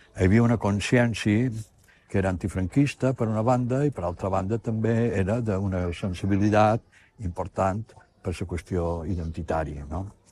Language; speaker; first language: Catalan; native; Catalan